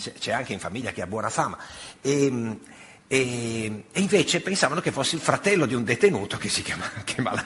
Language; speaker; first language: Italian; native; Italian